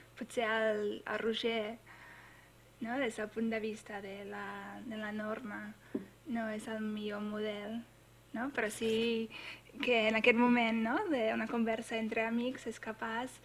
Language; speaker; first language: Catalan; non-native, fluent; English